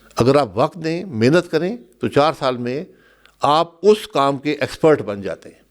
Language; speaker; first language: Urdu; non-native, local second language; Pahari-Potwari